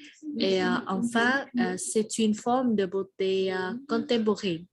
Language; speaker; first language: French; non-native, learner; Vietnamese